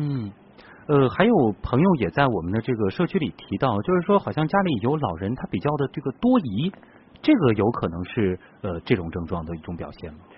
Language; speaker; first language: Chinese; native; Chinese